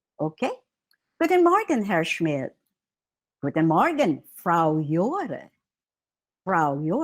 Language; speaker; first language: German; non-native, fluent; Filipino